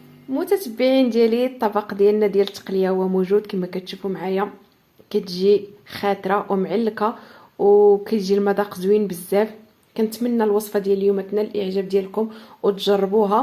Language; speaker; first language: Arabic; native; Arabic